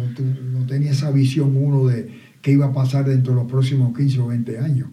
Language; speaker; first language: Spanish; native; Spanish